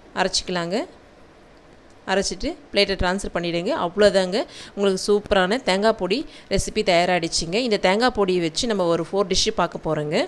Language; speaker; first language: Tamil; native; Tamil